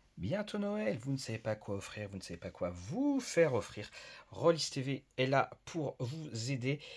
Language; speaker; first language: French; native; French